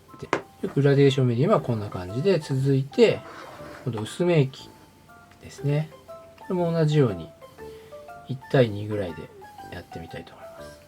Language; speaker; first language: Japanese; native; Japanese